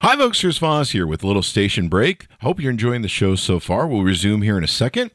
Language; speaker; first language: English; native; English